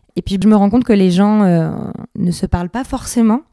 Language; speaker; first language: French; native; French